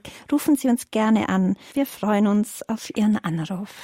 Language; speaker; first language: German; native; German